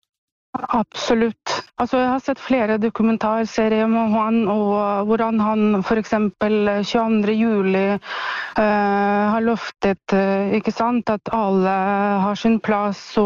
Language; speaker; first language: Norwegian; non-native, fluent; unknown